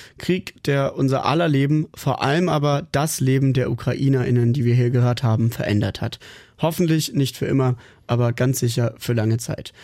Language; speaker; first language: German; native; German